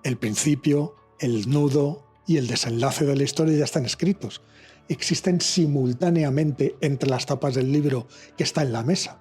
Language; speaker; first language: Spanish; native; Spanish